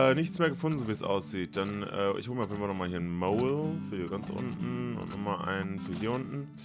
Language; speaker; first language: German; native; German